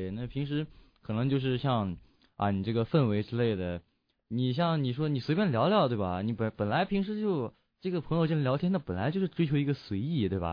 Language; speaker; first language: Chinese; native; Chinese